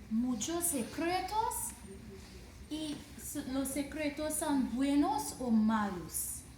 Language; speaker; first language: Spanish; non-native, learner; English